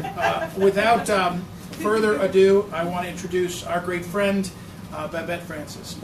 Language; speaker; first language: English; native; English